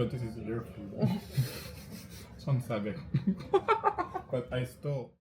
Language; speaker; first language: English; non-native, learner; Korean